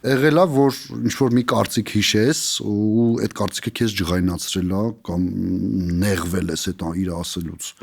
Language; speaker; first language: Armenian; native; Armenian